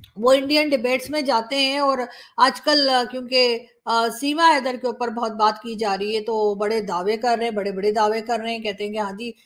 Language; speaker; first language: Urdu; native; Urdu